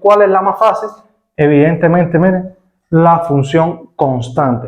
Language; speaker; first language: Spanish; native; Spanish